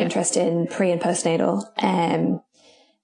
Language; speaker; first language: English; native; English